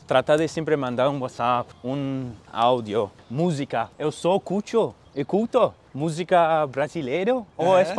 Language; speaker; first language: Portuguese; non-native, fluent; English